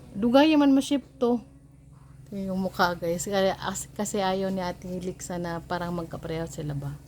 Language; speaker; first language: Filipino; non-native, local second language; Cebuano